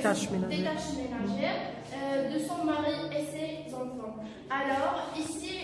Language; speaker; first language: French; non-native, learner; Arabic